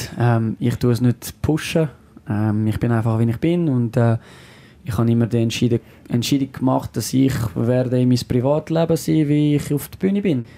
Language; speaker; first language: German; non-native, local second language; French